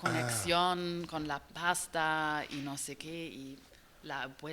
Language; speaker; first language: Spanish; non-native, learner; German